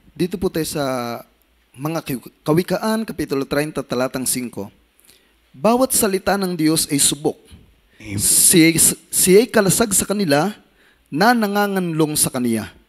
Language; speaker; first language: Filipino; native; Filipino